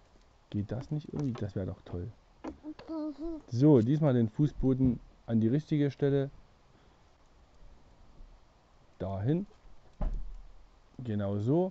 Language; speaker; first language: German; native; German